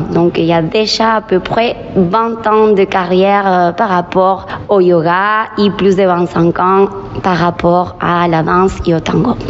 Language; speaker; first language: French; non-native, fluent; Spanish